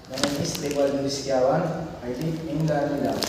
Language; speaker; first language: English; non-native, learner; Indonesian